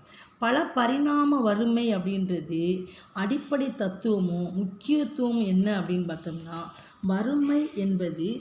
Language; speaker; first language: Tamil; native; Tamil